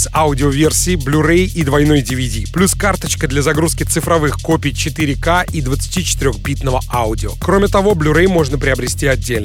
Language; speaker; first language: Russian; native; Russian